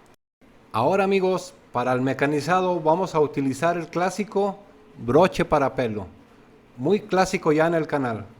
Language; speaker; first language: Spanish; native; Spanish